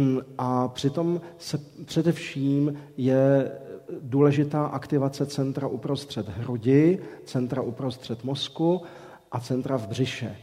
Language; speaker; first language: Czech; native; Czech